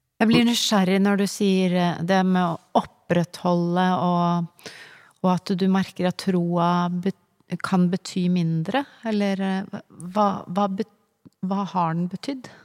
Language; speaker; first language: Norwegian; native; Norwegian